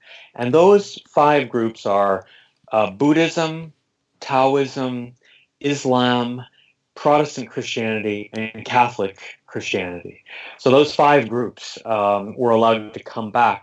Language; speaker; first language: English; native; English